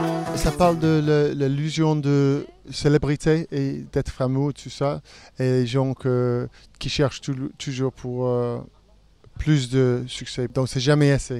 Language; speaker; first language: French; non-native, fluent; English